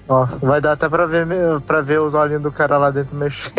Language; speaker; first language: Portuguese; native; Portuguese